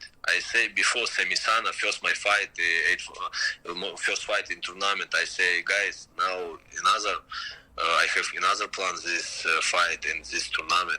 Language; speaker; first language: English; non-native, learner; Russian